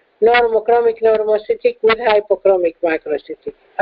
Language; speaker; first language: English; non-native, fluent; Arabic